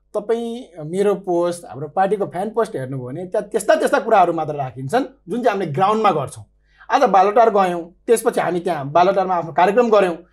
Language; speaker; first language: Nepali; native; Nepali